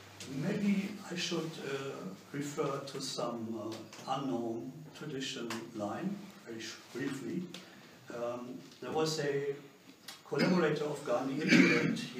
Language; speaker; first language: English; non-native, fluent; German